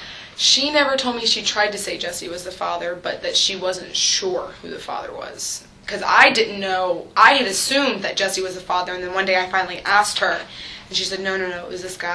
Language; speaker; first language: English; native; English